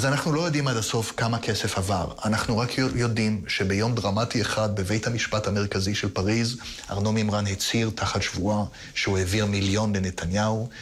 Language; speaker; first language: Hebrew; native; Hebrew